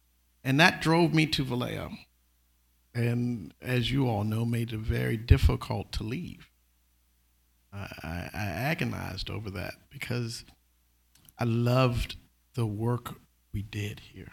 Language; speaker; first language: English; native; English